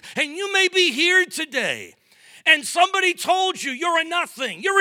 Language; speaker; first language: English; native; English